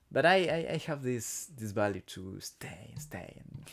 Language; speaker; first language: English; non-native, learner; Spanish